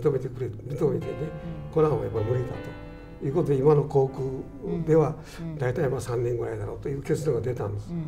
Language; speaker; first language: Japanese; native; Japanese